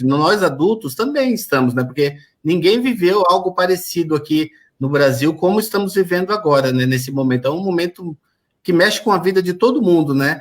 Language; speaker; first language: Portuguese; native; Portuguese